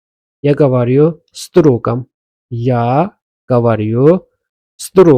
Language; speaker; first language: Russian; non-native, fluent; Azerbaijani